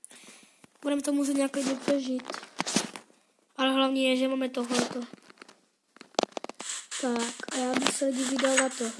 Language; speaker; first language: Czech; non-native, learner; Slovak